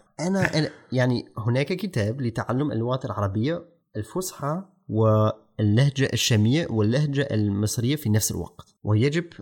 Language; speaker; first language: Arabic; non-native, fluent; German